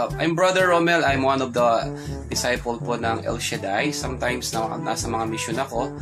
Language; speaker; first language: Filipino; non-native, local second language; Pampanga